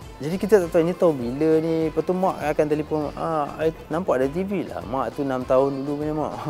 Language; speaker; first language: Malay; native; Malay